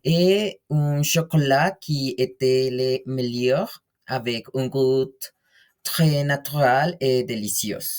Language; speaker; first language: French; non-native, learner; Spanish